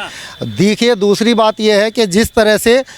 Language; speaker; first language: Hindi; native; Hindi